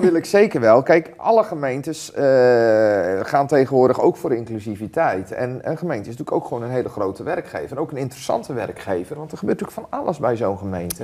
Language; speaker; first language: Dutch; native; Dutch